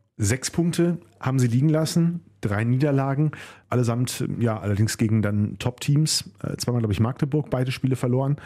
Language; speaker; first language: German; native; German